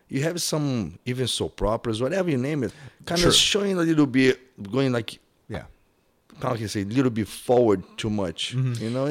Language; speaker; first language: English; non-native, fluent; Portuguese